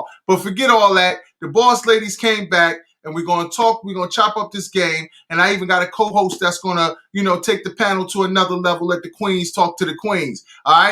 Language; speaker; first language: English; native; English